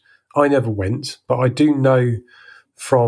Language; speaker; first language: English; native; English